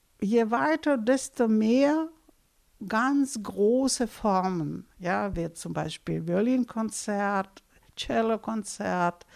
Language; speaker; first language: German; non-native, fluent; Russian